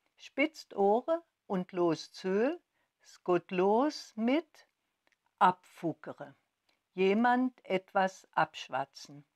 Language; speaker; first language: German; native; German